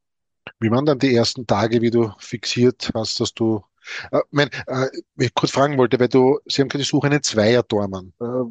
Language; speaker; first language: German; native; German